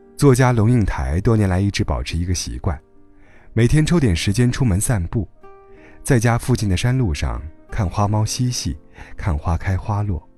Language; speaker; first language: Chinese; native; Chinese